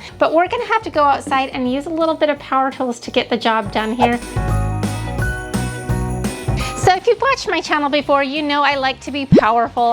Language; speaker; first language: English; native; English